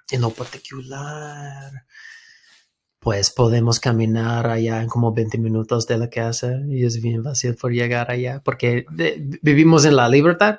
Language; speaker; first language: Spanish; non-native, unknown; English